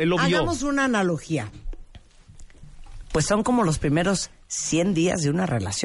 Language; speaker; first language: Spanish; native; Spanish